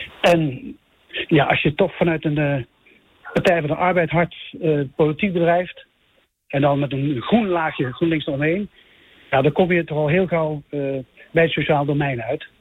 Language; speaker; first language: Dutch; native; Dutch